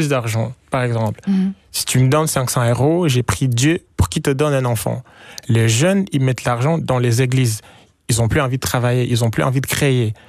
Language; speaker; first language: French; non-native, local second language; Swahili